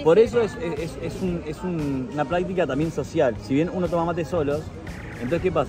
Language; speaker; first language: Spanish; native; Spanish